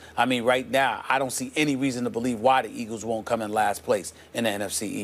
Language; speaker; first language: English; native; English